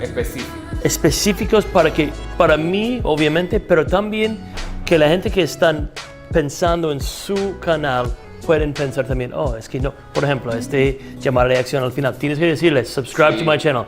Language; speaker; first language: Spanish; non-native, fluent; English